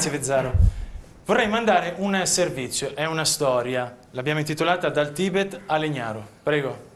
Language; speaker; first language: Italian; native; Italian